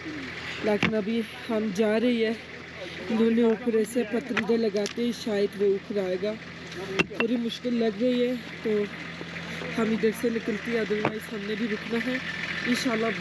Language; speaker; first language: Hindi; non-native, fluent; Turkish